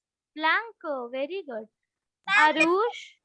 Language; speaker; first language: English; non-native, local second language; Hindi